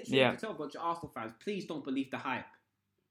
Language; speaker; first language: English; native; English